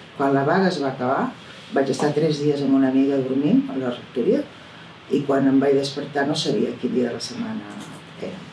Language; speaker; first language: Catalan; native; Catalan